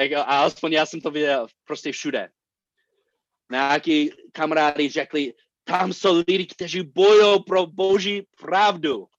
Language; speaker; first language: Czech; non-native, fluent; English